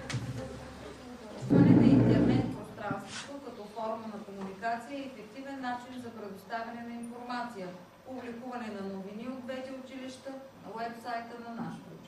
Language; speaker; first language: Bulgarian; native; Bulgarian